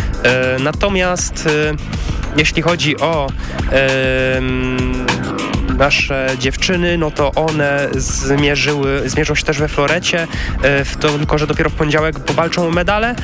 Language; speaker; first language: Polish; native; Polish